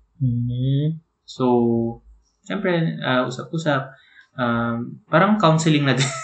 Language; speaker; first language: Filipino; native; Filipino